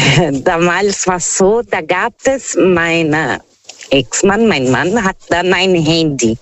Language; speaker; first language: German; non-native, learner; Portuguese